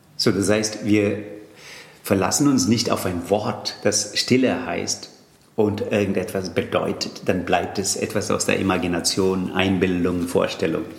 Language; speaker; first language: German; non-native, fluent; Tamil